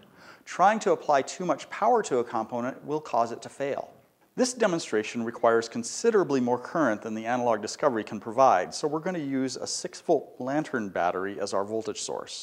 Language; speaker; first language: English; native; English